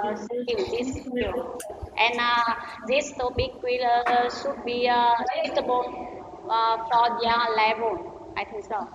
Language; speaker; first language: English; non-native, learner; Vietnamese